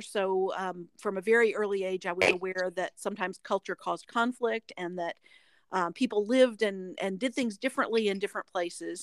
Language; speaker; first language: English; native; English